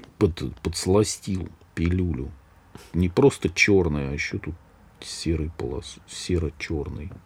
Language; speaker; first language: Russian; native; Russian